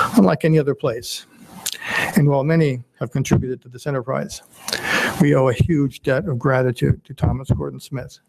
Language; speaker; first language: English; native; English